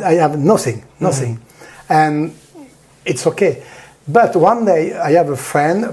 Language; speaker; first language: English; non-native, learner; French